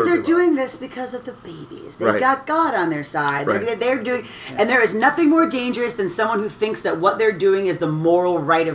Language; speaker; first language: English; native; English